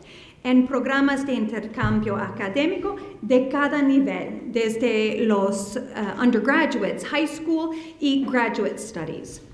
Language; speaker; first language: Spanish; non-native, fluent; English